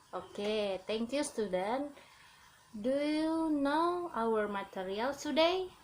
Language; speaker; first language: English; non-native, learner; Indonesian